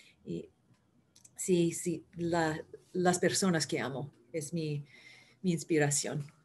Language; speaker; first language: Spanish; early bilingual, heritage; Spanish